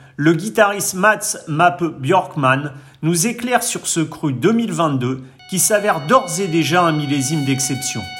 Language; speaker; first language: French; native; French